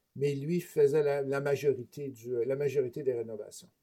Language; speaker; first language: French; native; French